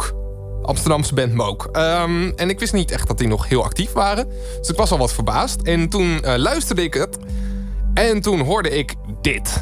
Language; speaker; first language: Dutch; native; Dutch